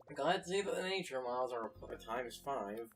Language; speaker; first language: English; native; English